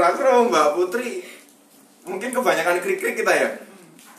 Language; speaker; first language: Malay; non-native, local second language; Javanese